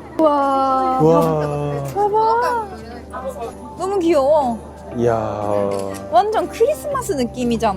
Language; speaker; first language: Korean; non-native, learner; Japanese